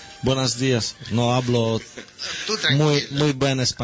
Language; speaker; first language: Spanish; non-native, learner; Italian